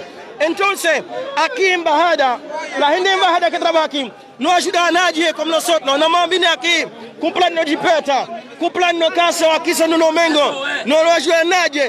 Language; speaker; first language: Spanish; non-native, learner; Haitian Creole